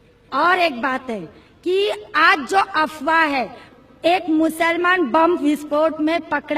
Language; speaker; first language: Hindi; non-native, local second language; Marathi